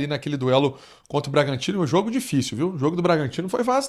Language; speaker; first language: Portuguese; native; Portuguese